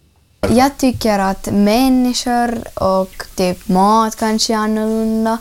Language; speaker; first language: Swedish; early bilingual, other home language; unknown